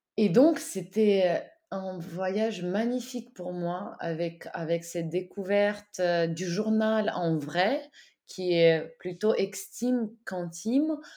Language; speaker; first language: French; non-native, fluent; Ukrainian